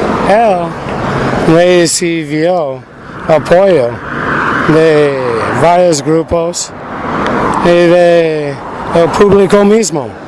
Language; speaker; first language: Spanish; non-native, fluent; English